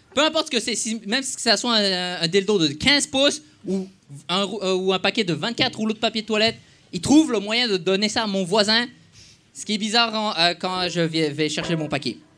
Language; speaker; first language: French; non-native, fluent; Spanish